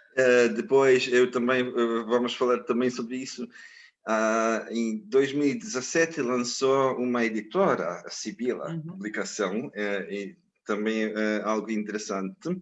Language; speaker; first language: Portuguese; non-native, fluent; Croatian